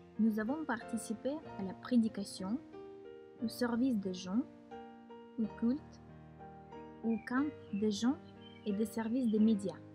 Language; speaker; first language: French; non-native, fluent; Russian